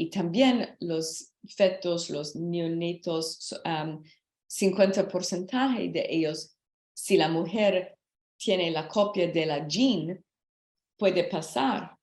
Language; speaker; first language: Spanish; non-native, learner; English